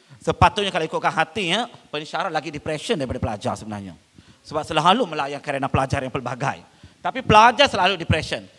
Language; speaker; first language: Malay; non-native, local second language; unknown